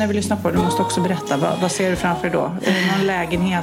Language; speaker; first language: Swedish; native; Swedish